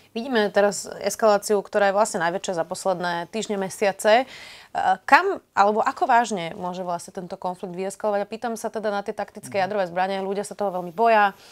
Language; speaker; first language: Slovak; native; Slovak